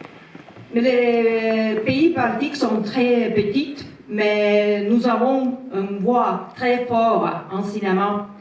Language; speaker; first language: French; non-native, learner; Estonian